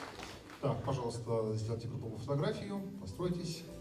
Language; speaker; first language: Russian; native; Russian